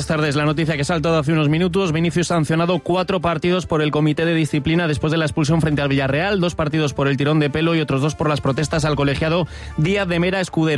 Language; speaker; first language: Spanish; native; Spanish